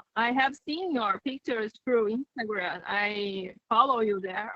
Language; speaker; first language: English; non-native, fluent; Portuguese